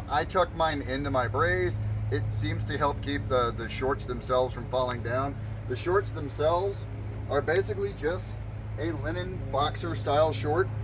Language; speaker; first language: English; native; English